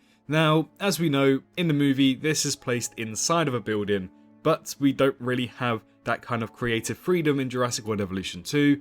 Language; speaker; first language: English; native; English